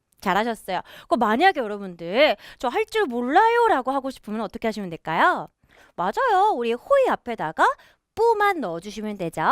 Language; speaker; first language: Korean; native; Korean